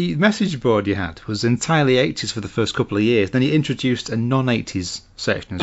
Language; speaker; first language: English; native; English